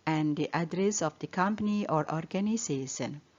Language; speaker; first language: English; non-native, learner; Indonesian